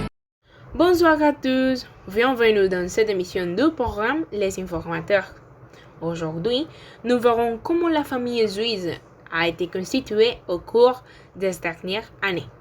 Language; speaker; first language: French; non-native, learner; Spanish